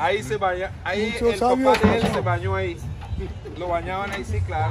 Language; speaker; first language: Spanish; native; Spanish